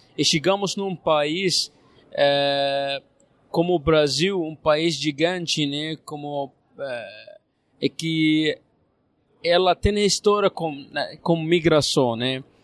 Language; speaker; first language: Portuguese; non-native, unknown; Arabic